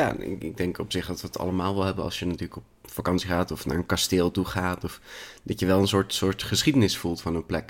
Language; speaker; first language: Dutch; native; Dutch